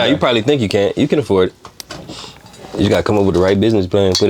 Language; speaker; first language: English; native; English